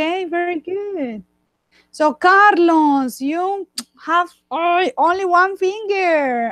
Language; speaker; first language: English; non-native, fluent; Spanish